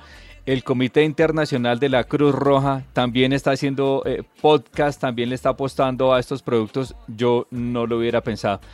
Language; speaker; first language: Spanish; native; Spanish